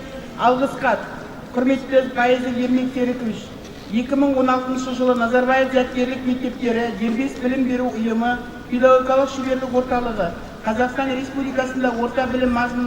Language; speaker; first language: Kazakh; native; Kazakh